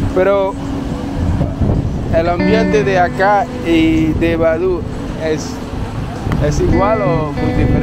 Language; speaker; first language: Spanish; non-native, learner; English